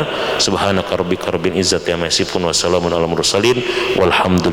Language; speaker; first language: Indonesian; native; Indonesian